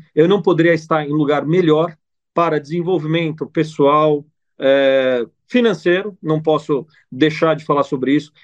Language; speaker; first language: Portuguese; non-native, fluent; Italian